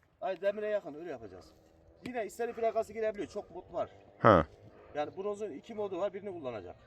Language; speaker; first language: Turkish; native; Turkish